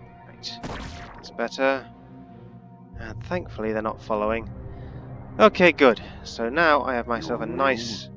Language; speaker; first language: English; native; English